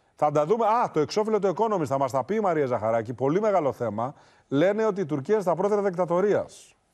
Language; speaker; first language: Greek; native; Greek